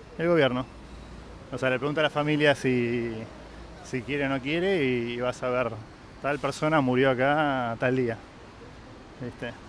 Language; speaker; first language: Spanish; native; Spanish